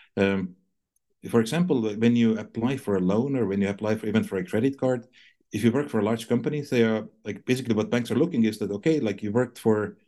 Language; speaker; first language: English; non-native, fluent; Estonian